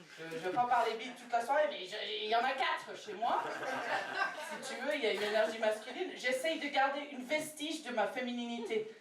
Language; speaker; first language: French; non-native, fluent; English